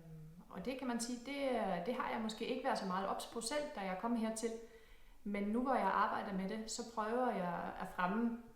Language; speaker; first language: Danish; non-native, fluent; German